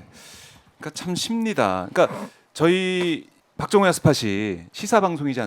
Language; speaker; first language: Korean; native; Korean